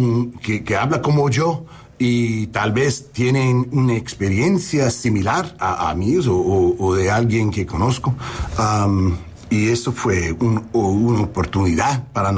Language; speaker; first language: Spanish; non-native, learner; English